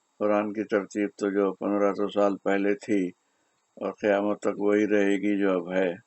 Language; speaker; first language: Urdu; native; Urdu